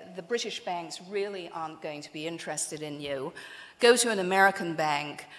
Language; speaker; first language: English; native; English